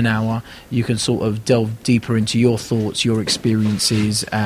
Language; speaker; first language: English; native; English